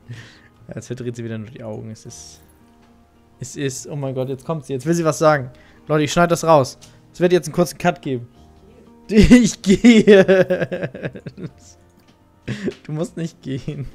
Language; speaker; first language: German; native; German